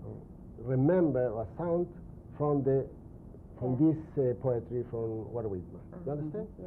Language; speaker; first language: English; non-native, learner; Spanish